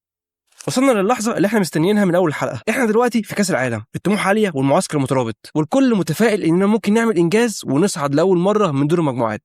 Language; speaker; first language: Arabic; native; Arabic